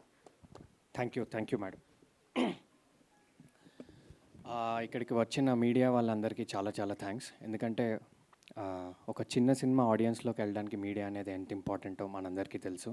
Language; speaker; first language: Telugu; native; Telugu